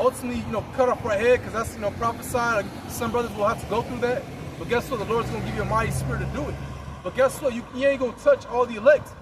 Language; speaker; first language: English; native; English